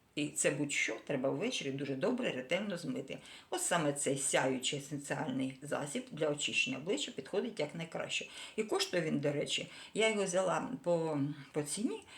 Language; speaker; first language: Ukrainian; non-native, local second language; Russian